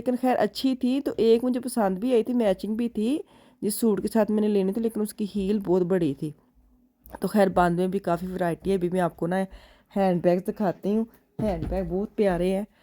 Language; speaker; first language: Urdu; non-native, local second language; Punjabi